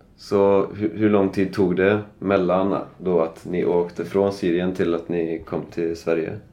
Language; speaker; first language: Swedish; native; Swedish